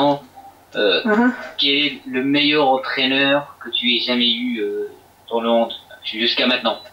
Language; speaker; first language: French; native; French